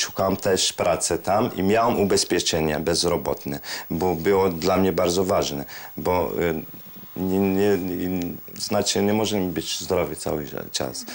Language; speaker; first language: Polish; non-native, learner; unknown